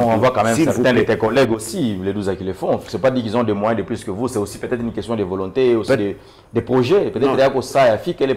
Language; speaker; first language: French; non-native, local second language; Swahili